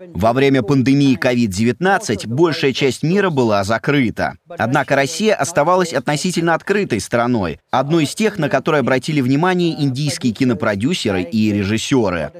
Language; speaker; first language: Russian; non-native, fluent; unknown